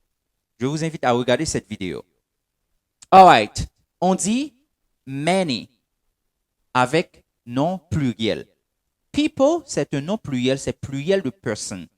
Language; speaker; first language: French; non-native, local second language; Haitian Creole